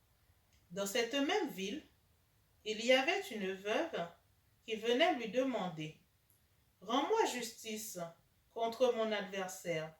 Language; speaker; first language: French; native; French